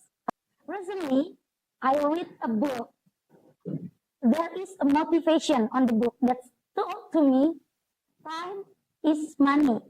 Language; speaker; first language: English; non-native, local second language; Indonesian